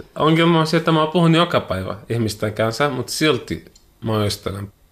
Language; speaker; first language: Finnish; non-native, learner; Arabic